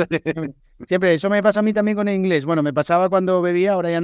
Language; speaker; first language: Spanish; native; Spanish